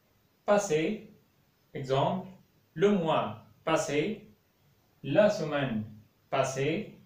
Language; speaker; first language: French; non-native, fluent; Arabic